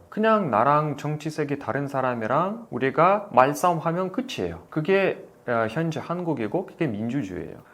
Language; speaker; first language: Korean; non-native, fluent; Russian